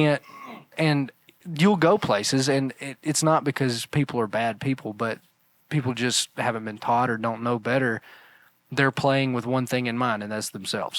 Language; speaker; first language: English; native; English